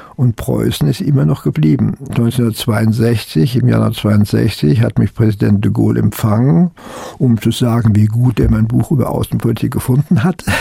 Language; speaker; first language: German; native; German